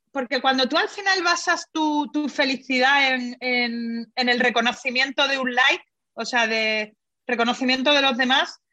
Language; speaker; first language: Spanish; native; Spanish